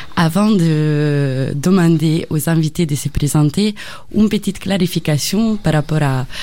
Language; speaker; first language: French; native; French